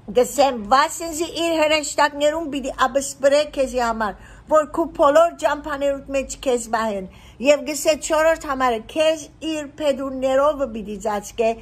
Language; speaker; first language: Armenian; early bilingual, heritage; Armenian